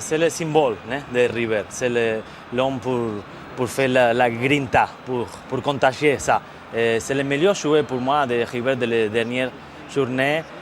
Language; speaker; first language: French; non-native, fluent; Spanish